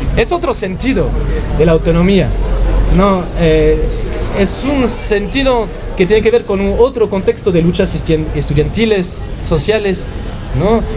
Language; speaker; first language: Spanish; non-native, fluent; French